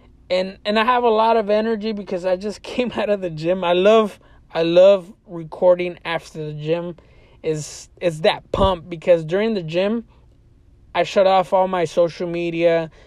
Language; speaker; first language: English; early bilingual, other home language; Spanish